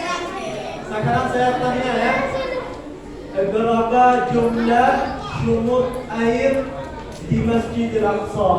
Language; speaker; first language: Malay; non-native, learner; Arabic